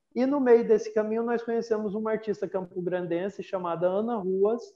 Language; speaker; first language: Portuguese; native; Portuguese